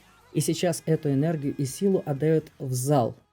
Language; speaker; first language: Russian; native; Russian